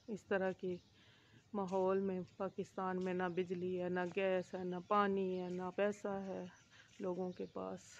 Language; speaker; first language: Urdu; native; Urdu